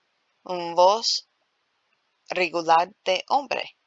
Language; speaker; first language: Spanish; non-native, learner; English